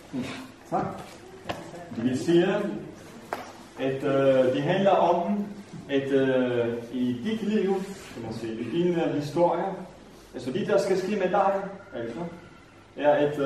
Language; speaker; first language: Danish; non-native, fluent; Vietnamese